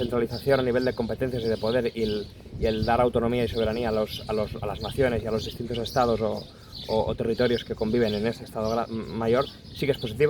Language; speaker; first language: Spanish; non-native, local second language; Catalan